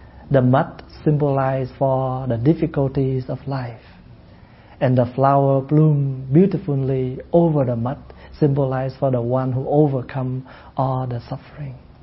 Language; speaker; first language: English; non-native, fluent; Vietnamese